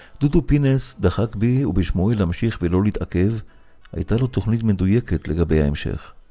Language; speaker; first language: Hebrew; native; Hebrew